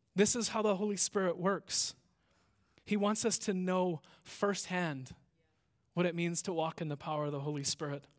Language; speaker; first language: English; native; English